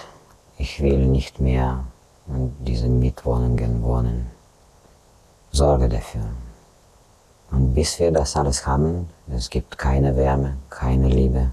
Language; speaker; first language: German; non-native, fluent; Russian